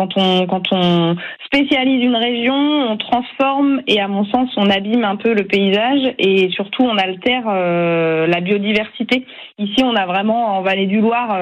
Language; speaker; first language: French; native; French